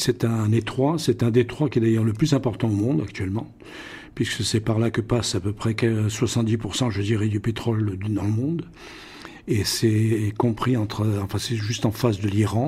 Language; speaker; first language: French; non-native, local second language; Russian